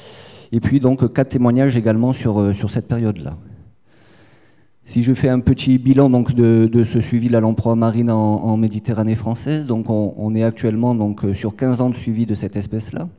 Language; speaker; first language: French; native; French